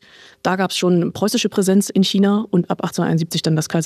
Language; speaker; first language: German; native; German